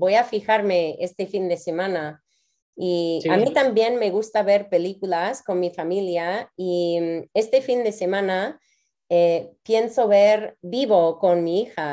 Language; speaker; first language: Spanish; non-native, fluent; English